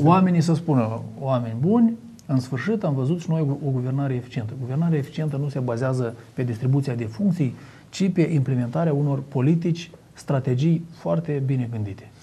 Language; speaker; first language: Romanian; native; Romanian